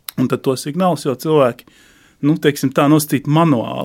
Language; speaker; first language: Latvian; native; Latvian